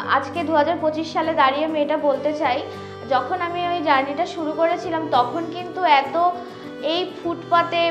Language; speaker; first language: Bangla; native; Bangla